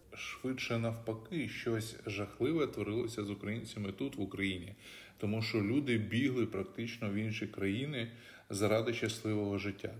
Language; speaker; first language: Ukrainian; native; Ukrainian